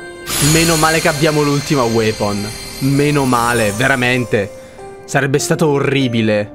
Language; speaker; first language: Italian; native; Italian